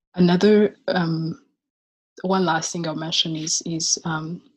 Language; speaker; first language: English; non-native, local second language; Kinyarwanda